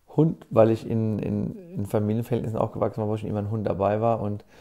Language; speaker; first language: German; native; German